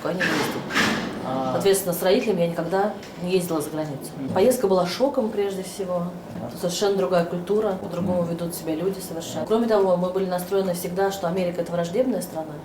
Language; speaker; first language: Russian; native; Russian